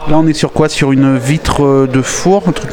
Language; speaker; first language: French; native; French